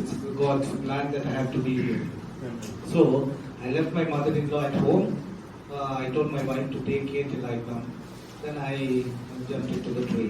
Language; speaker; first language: English; non-native, local second language; Telugu